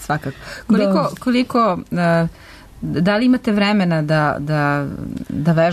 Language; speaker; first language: Serbian; native; Serbian